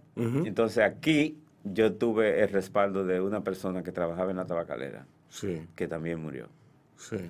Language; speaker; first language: Spanish; native; Spanish